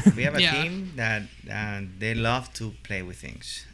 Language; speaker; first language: English; non-native, fluent; Spanish